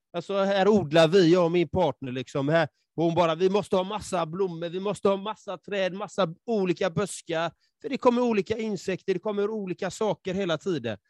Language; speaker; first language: Swedish; native; Swedish